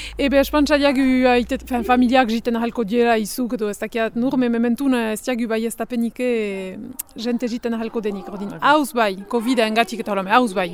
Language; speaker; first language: Basque; native; Basque